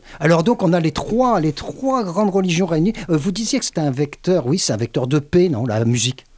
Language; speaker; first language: French; native; French